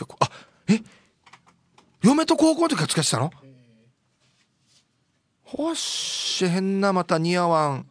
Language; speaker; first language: Japanese; native; Japanese